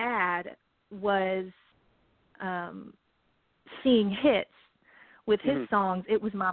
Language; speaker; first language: English; native; English